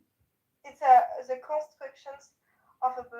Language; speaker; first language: English; non-native, learner; French